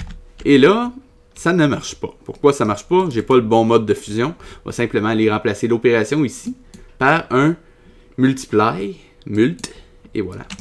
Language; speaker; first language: French; native; French